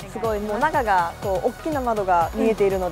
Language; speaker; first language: Japanese; native; Japanese